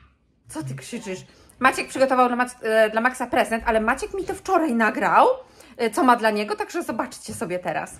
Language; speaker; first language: Polish; native; Polish